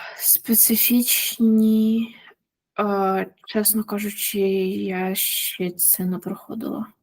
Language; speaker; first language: Ukrainian; native; Ukrainian